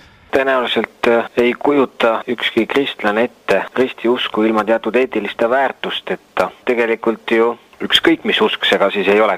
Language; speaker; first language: Estonian; native; Estonian